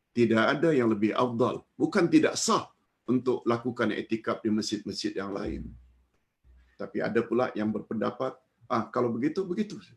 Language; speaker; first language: Malay; native; Malay